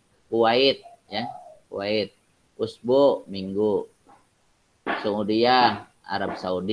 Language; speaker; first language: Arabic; non-native, fluent; Indonesian